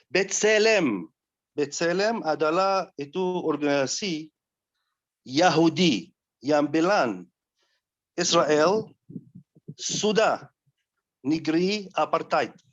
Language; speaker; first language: Indonesian; non-native, learner; Arabic